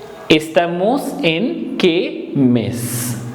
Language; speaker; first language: Spanish; non-native, learner; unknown